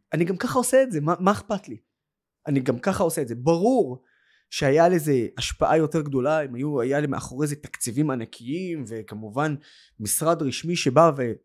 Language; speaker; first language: Hebrew; non-native, local second language; Arabic